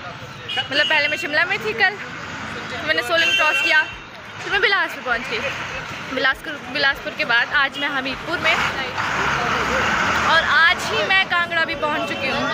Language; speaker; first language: Hindi; native; Hindi